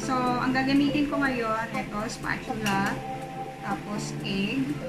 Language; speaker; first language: Filipino; native; Filipino